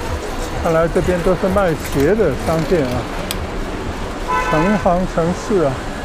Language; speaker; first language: Chinese; non-native, local second language; Cantonese